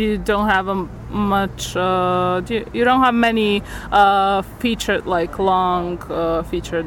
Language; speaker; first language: English; non-native, fluent; Croatian